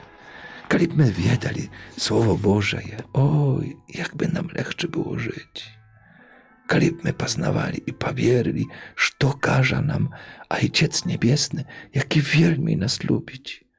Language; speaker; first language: Polish; non-native, local second language; Belarusian